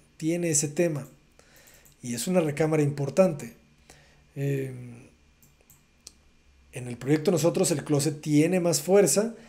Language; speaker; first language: Spanish; native; Spanish